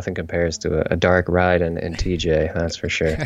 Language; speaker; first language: English; native; English